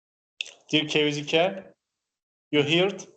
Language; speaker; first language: English; non-native, learner; Turkish